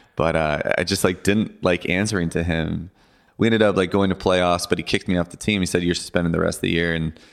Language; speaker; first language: English; native; English